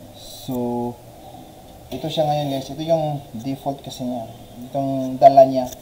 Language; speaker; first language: Filipino; non-native, local second language; Cebuano